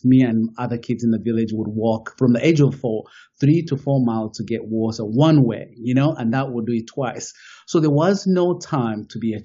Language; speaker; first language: English; non-native, local second language; Kinyarwanda